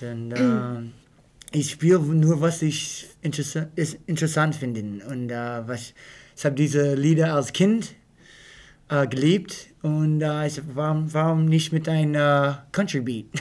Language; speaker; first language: German; non-native, learner; English